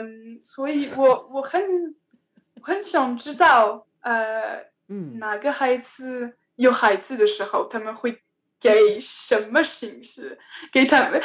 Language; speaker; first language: Chinese; non-native, learner; French